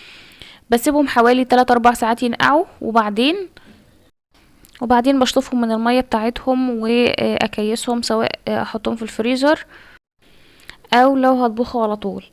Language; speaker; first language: Arabic; native; Arabic